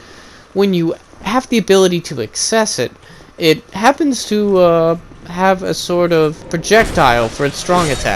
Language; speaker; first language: English; native; English